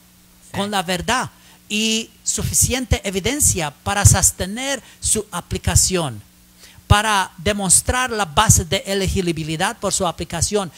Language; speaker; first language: Spanish; non-native, learner; English